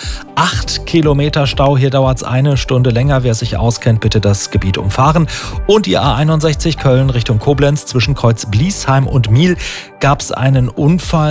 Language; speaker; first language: German; native; German